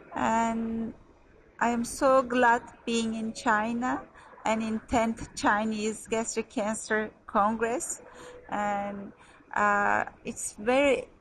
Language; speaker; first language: English; non-native, fluent; Turkish